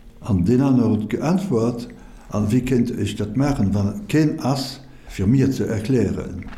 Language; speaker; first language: Luxembourgish; non-native, fluent; French